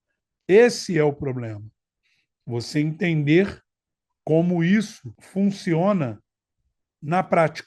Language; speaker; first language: Portuguese; native; Portuguese